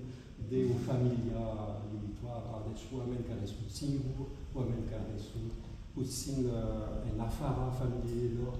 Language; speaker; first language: Romanian; non-native, fluent; French